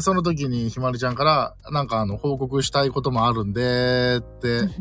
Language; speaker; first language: Japanese; native; Japanese